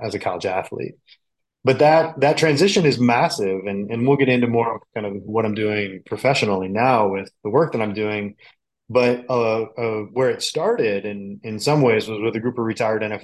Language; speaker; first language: English; native; English